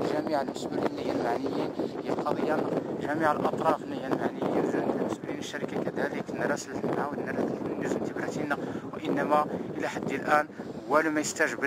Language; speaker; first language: Arabic; non-native, local second language; Berber languages